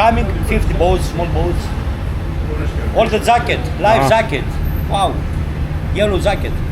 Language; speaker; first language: English; non-native, learner; Greek